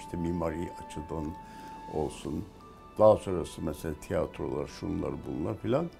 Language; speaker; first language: Turkish; native; Turkish